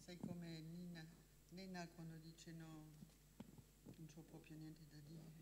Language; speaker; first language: Italian; non-native, fluent; French